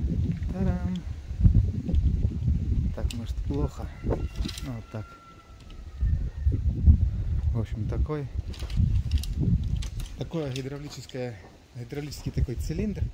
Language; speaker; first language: Russian; native; Russian